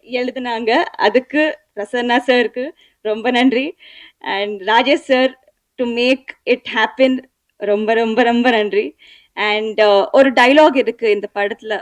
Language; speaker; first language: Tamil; non-native, learner; Telugu